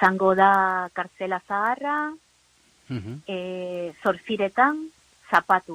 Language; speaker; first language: Basque; non-native, learner; Spanish